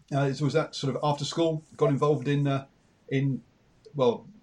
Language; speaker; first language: English; native; English